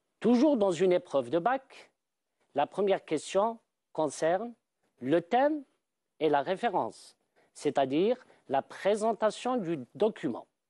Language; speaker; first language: French; non-native, local second language; Arabic